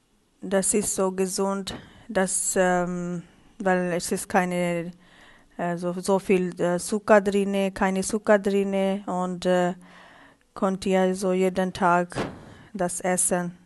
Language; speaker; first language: German; non-native, learner; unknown